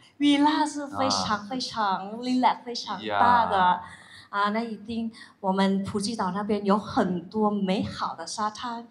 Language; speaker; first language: Chinese; non-native, fluent; Thai